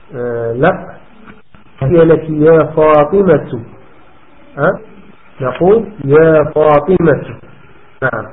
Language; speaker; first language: Arabic; non-native, fluent; French